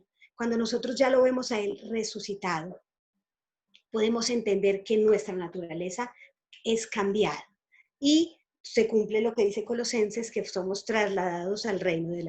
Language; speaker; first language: Spanish; native; Spanish